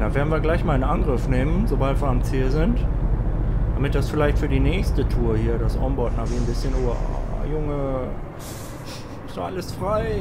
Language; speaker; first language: German; native; German